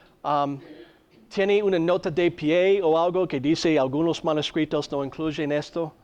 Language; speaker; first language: Spanish; non-native, fluent; English